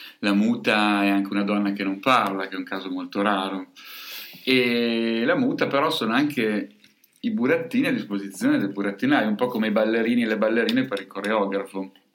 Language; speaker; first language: Italian; native; Italian